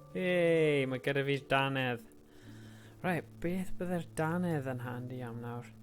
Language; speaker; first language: Welsh; native; Welsh